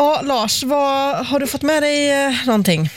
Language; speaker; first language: Swedish; native; Swedish